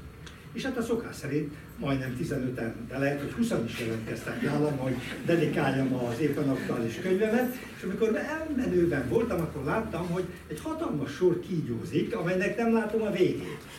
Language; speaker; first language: Hungarian; native; Hungarian